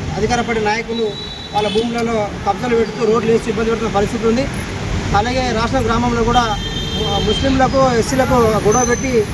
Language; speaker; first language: Telugu; native; Telugu